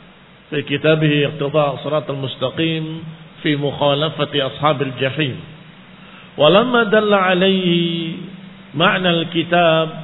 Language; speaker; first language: Arabic; non-native, fluent; Indonesian